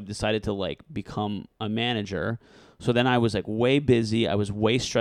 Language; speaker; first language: English; native; English